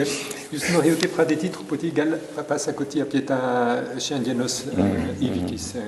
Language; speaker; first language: Lithuanian; non-native, learner; French